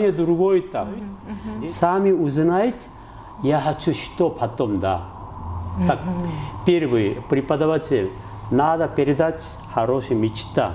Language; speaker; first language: Russian; non-native, learner; Korean